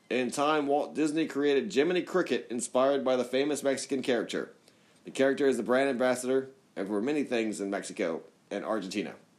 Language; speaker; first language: English; native; English